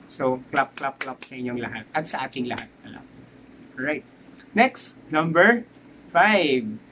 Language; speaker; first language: Filipino; non-native, local second language; Cebuano